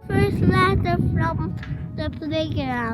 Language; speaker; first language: English; non-native, learner; Dutch